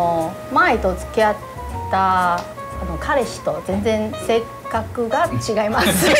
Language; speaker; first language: Japanese; non-native, learner; Chinese